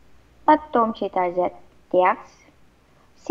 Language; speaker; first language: Russian; non-native, learner; Vietnamese